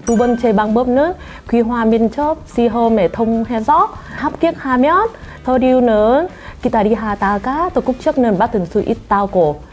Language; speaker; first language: Korean; non-native, fluent; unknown